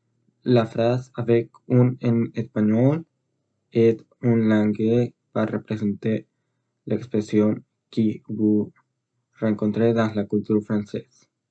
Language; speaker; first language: French; non-native, learner; Spanish